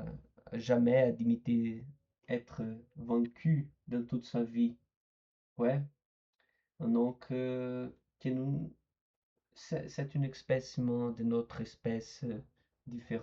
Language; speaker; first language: French; non-native, learner; Portuguese